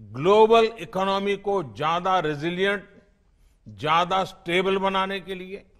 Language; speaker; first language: Hindi; non-native, local second language; Gujarati